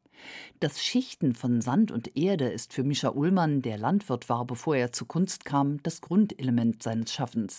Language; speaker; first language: German; native; German